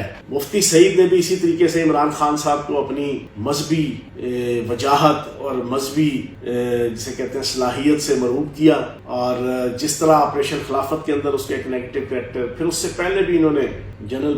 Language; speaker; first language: Urdu; native; Urdu